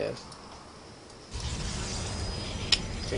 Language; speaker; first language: English; native; English